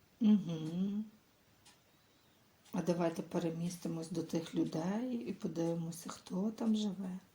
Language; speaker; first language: Ukrainian; native; Ukrainian